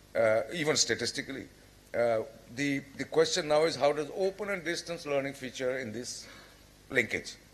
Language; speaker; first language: English; non-native, local second language; Bangla